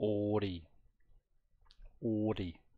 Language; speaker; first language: Korean; non-native, learner; German